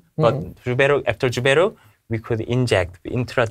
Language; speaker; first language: English; non-native, learner; Korean